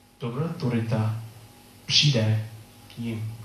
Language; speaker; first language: Czech; non-native, learner; English